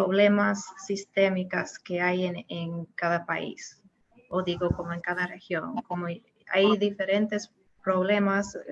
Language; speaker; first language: Spanish; non-native, learner; English